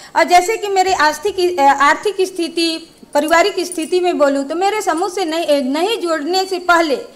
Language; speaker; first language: Hindi; native; Hindi